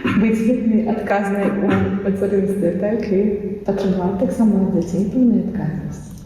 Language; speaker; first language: Belarusian; native; Belarusian